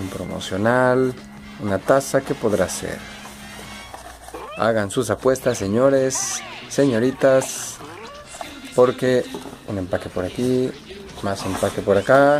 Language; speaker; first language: Spanish; native; Spanish